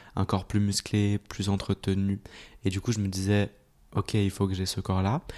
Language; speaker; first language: French; native; French